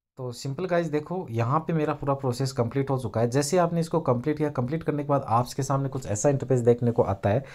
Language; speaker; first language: Hindi; native; Hindi